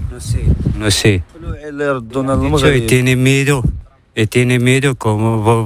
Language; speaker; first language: Spanish; non-native, learner; Arabic